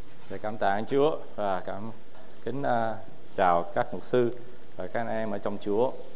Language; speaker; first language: Vietnamese; early bilingual, heritage; Vietnamese